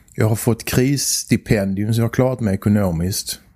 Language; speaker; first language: Swedish; native; Swedish